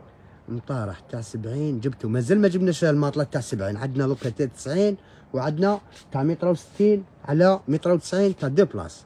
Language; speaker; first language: Arabic; native; Arabic